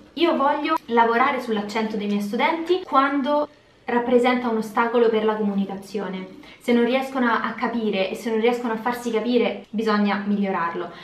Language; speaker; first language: Italian; native; Italian